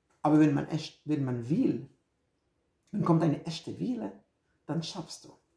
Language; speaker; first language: German; non-native, fluent; Hebrew